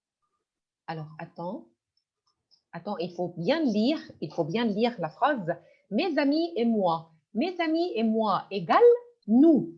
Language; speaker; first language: French; non-native, fluent; Arabic